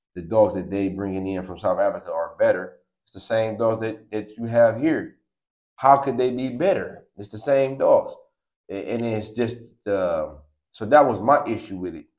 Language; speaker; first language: English; native; English